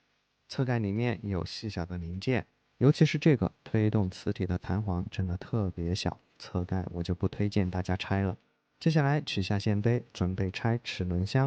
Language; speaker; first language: Chinese; native; Chinese